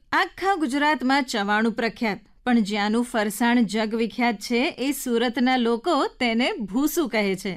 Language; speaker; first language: Gujarati; native; Gujarati